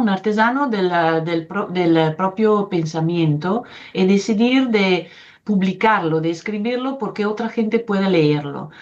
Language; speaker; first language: Spanish; non-native, fluent; Italian